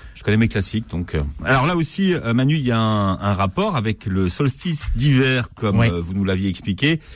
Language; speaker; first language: French; native; French